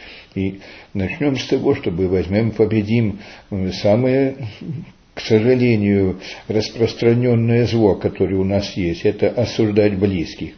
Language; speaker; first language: Russian; early bilingual, heritage; Russian